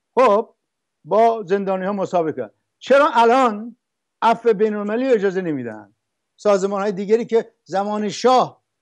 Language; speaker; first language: Persian; non-native, local second language; Arabic